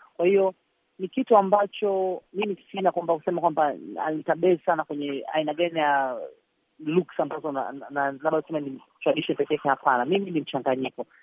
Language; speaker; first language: Swahili; native; Swahili